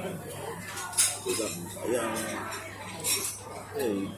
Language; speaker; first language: Cantonese; native; Cantonese